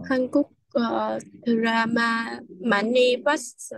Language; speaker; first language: Korean; non-native, learner; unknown